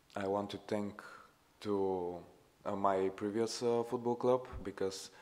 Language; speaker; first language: English; non-native, fluent; Bulgarian